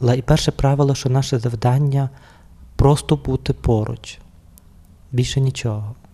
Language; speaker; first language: Ukrainian; native; Ukrainian